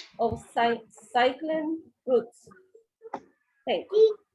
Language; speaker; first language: English; non-native, learner; Spanish